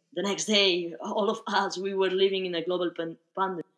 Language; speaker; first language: English; non-native, fluent; Spanish